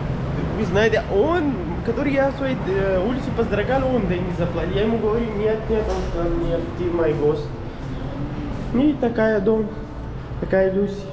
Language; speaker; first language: Russian; non-native, learner; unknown